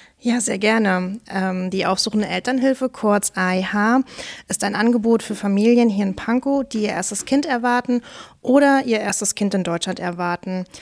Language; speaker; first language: German; native; German